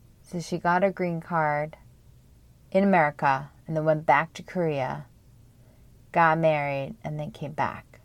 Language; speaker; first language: English; early bilingual, other home language; Korean